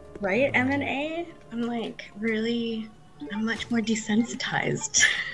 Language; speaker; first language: English; native; English